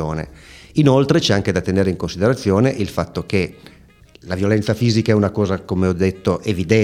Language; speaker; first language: Italian; native; Italian